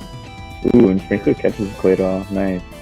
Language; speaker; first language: English; native; English